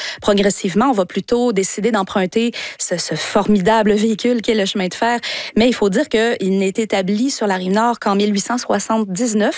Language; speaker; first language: French; native; French